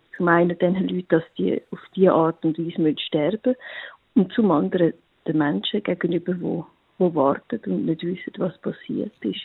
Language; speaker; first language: German; native; German